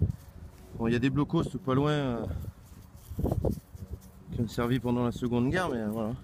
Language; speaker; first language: French; native; French